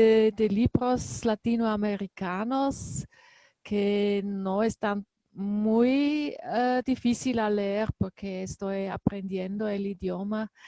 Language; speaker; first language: Spanish; non-native, learner; German